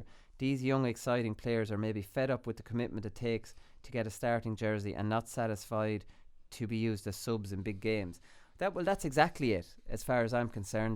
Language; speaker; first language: English; native; English